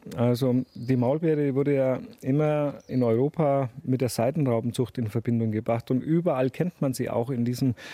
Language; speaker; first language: German; native; German